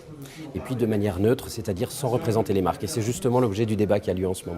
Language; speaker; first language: French; native; French